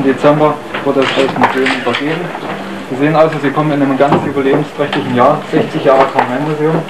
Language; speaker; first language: German; native; German